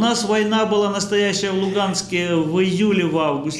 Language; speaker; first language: Russian; native; Russian